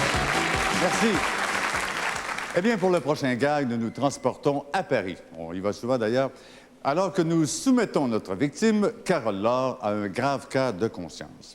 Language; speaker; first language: French; native; French